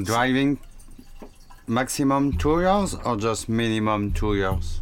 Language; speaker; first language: English; non-native, learner; French